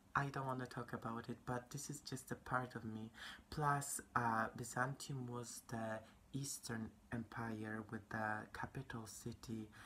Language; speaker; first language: English; non-native, fluent; Polish